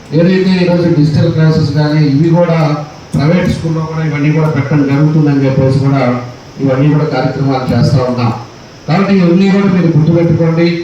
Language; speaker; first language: Telugu; native; Telugu